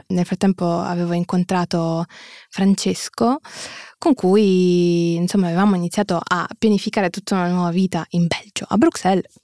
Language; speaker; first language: Italian; early bilingual, other home language; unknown